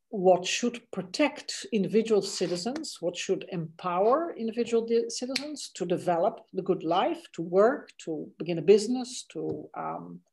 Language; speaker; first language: English; non-native, fluent; Dutch